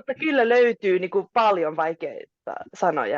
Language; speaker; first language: Finnish; non-native, local second language; Swedish